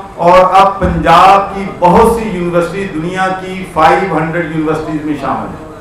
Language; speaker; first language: Urdu; non-native, local second language; Punjabi